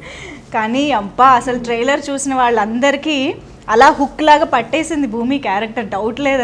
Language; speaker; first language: Telugu; native; Telugu